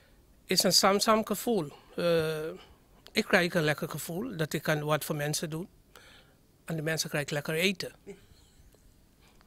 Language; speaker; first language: Dutch; non-native, fluent; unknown